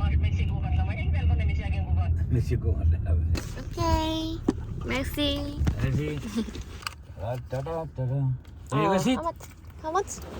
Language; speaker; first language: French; non-native, learner; Korean